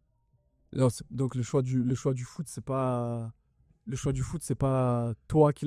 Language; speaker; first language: French; native; French